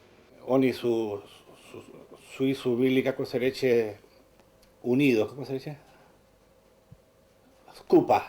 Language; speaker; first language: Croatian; early bilingual, heritage; Spanish